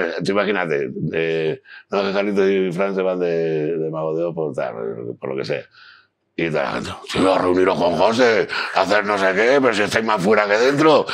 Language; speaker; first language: Spanish; native; Spanish